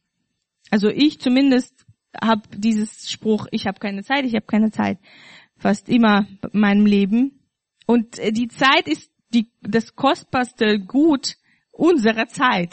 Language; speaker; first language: German; non-native, fluent; Russian